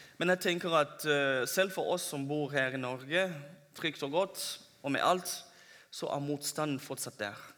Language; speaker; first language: Norwegian; non-native, fluent; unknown